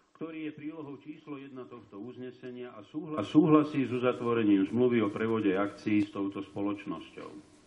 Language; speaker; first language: Slovak; native; Slovak